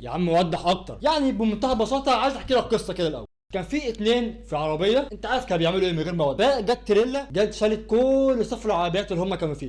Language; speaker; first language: Arabic; native; Arabic